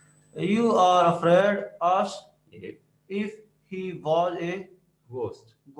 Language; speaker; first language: English; non-native, learner; Urdu